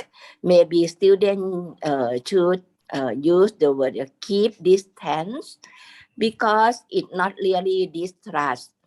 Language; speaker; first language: English; non-native, fluent; Thai